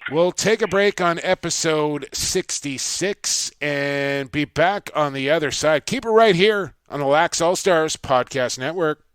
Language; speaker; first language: English; native; English